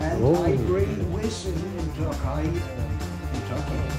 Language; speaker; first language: English; non-native, learner; German